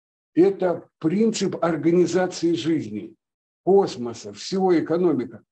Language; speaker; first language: Russian; native; Russian